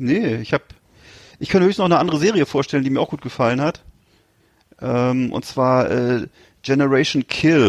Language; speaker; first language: German; native; German